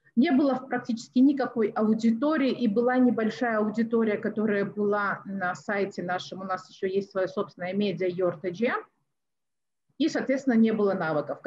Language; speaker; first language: Russian; non-native, local second language; Tajik